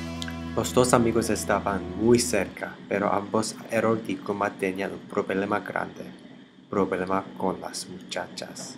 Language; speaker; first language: Spanish; non-native, learner; English